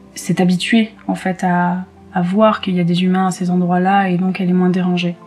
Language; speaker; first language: French; native; French